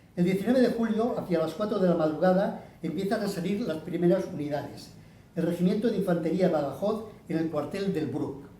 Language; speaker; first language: Spanish; non-native, local second language; Catalan